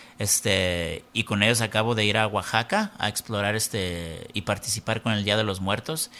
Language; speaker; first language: Spanish; early bilingual, heritage; Spanish